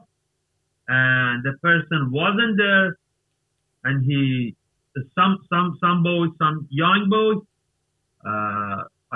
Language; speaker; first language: English; non-native, learner; Persian